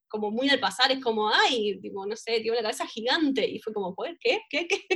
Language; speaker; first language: Spanish; native; Spanish